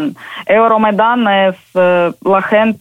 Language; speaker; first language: Spanish; non-native, learner; Ukrainian